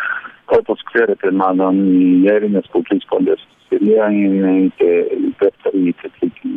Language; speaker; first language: Greek; early bilingual, heritage; Greek